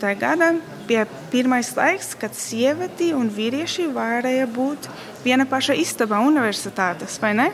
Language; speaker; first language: Latvian; non-native, learner; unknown